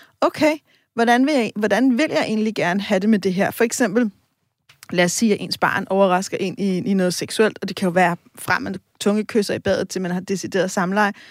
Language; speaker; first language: Danish; native; Danish